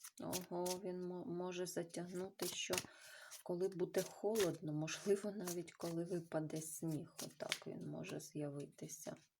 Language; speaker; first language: Ukrainian; non-native, local second language; Russian